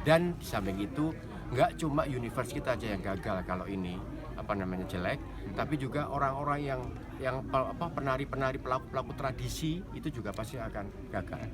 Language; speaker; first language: Indonesian; native; Indonesian